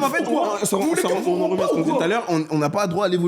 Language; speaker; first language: French; native; French